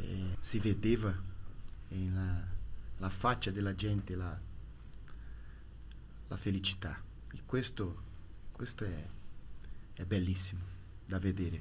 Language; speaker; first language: Italian; non-native, learner; Portuguese